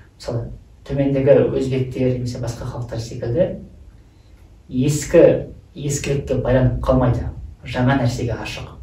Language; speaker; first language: Kazakh; native; Kazakh